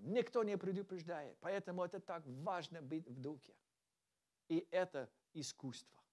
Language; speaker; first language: Russian; non-native, learner; English